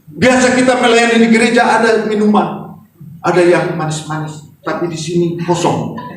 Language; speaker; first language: Indonesian; non-native, local second language; Batak Toba